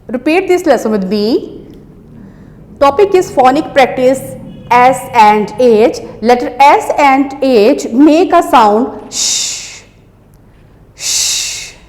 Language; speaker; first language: English; non-native, local second language; Urdu